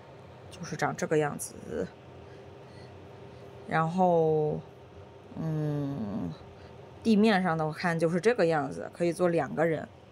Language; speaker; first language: Chinese; native; Chinese